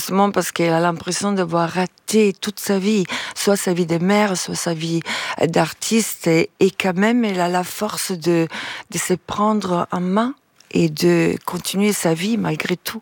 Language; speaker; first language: French; non-native, fluent; Italian